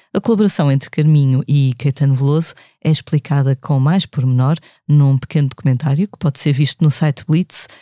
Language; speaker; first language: Portuguese; native; Portuguese